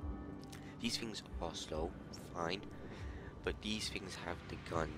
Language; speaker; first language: English; native; English